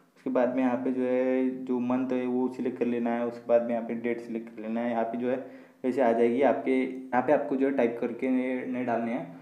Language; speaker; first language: Hindi; non-native, local second language; Marathi